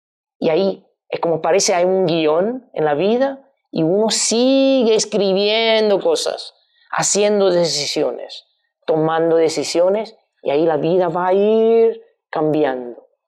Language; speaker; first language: Spanish; non-native, fluent; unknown